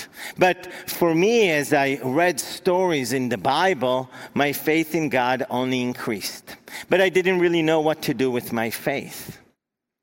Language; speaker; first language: English; non-native, fluent; Hebrew